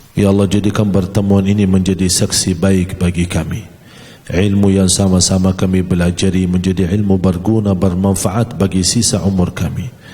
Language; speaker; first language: Malay; non-native, fluent; Arabic